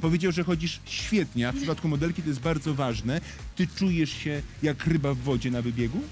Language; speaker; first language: Polish; native; Polish